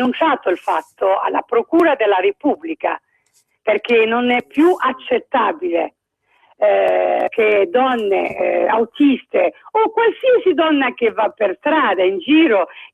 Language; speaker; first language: Italian; non-native, fluent; Arabic